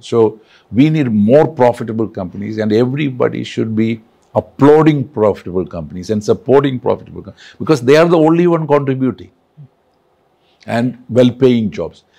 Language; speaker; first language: English; non-native, local second language; Malayalam